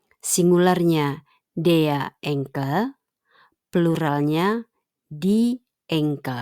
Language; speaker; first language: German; non-native, fluent; Indonesian